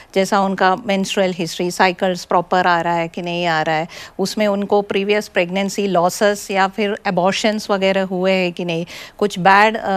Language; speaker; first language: Hindi; non-native, local second language; Malayalam